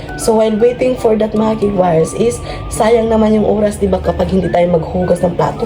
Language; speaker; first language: Filipino; non-native, local second language; Cebuano